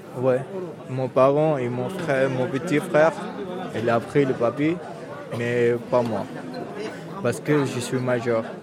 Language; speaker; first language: French; non-native, learner; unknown